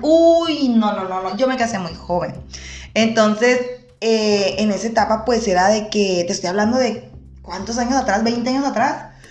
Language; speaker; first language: Spanish; native; Spanish